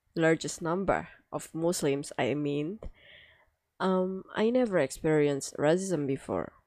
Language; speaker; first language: English; non-native, fluent; Indonesian